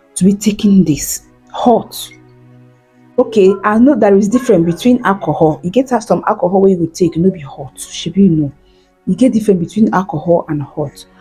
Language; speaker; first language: Nigerian Pidgin; native; Nigerian Pidgin